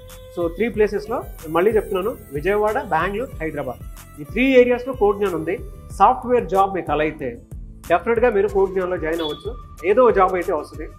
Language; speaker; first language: Telugu; native; Telugu